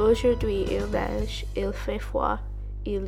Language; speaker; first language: French; non-native, learner; English